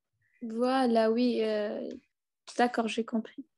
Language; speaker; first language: French; non-native, learner; Arabic